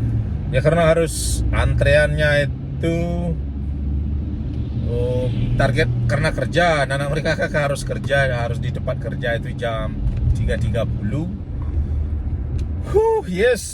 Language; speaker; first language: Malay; non-native, local second language; Balinese